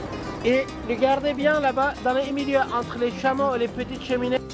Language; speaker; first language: French; non-native, fluent; Turkish